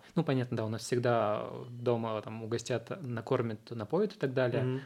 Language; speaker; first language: Russian; early bilingual, other home language; Uzbek